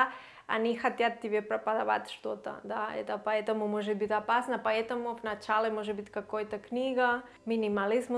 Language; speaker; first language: Russian; non-native, learner; Catalan